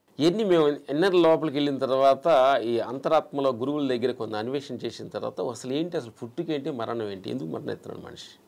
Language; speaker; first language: Telugu; native; Telugu